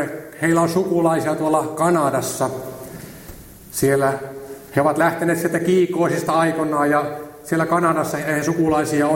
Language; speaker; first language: Finnish; native; Finnish